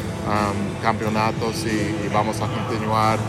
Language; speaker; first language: Spanish; non-native, fluent; English